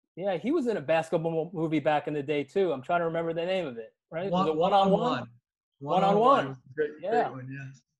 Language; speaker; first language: English; native; English